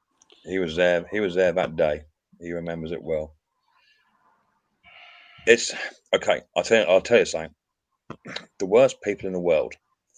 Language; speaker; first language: English; native; English